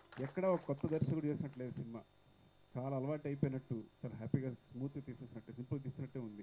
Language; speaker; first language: Telugu; native; Telugu